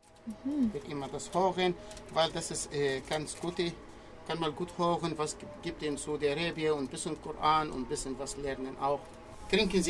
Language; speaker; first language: German; non-native, learner; Arabic